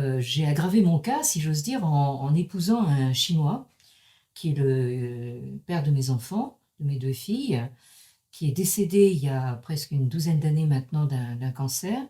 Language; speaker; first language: French; early bilingual, other home language; Chinese